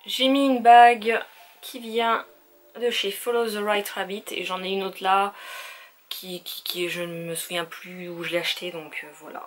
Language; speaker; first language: French; native; French